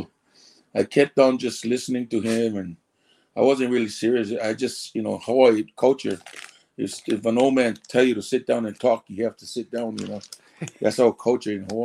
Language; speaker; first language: English; early bilingual, other home language; Samoan